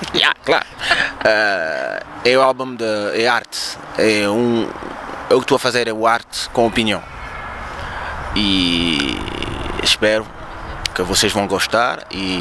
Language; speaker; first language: Portuguese; non-native, learner; French